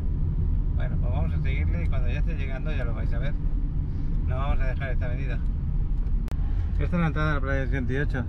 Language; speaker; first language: Spanish; native; Spanish